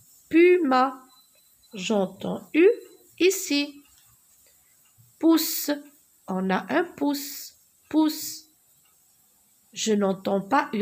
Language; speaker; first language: French; non-native, local second language; Arabic